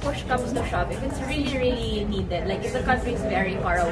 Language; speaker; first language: English; non-native, local second language; Cebuano